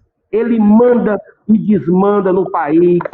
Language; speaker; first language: Portuguese; native; Portuguese